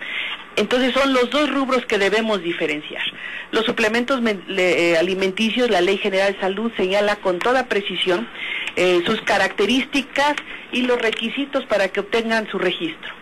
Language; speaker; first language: Spanish; native; Spanish